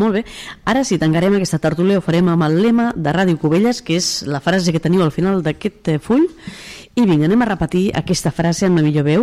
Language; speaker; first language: Catalan; native; Catalan